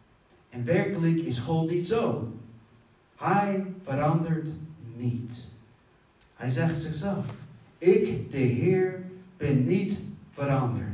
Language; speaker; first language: Dutch; non-native, fluent; English